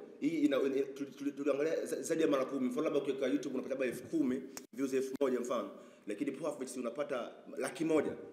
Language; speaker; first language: Swahili; native; Swahili